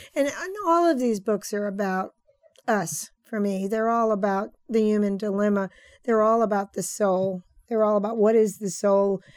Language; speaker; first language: English; native; English